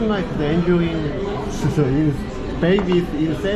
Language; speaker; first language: English; non-native, learner; Korean